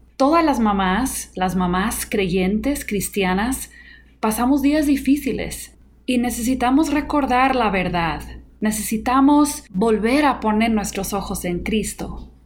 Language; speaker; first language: Spanish; non-native, fluent; English